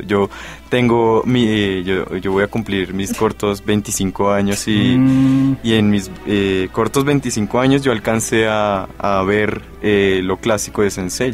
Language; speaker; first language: Spanish; native; Spanish